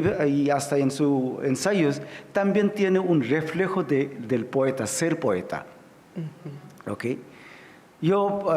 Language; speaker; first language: Spanish; non-native, fluent; Bangla